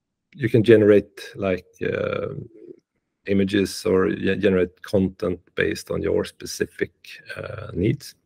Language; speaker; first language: English; non-native, fluent; Swedish